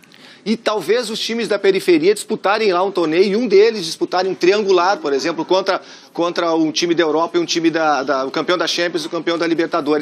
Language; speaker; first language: Portuguese; native; Portuguese